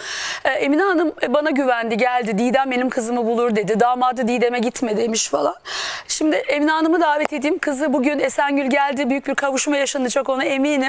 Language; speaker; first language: Turkish; native; Turkish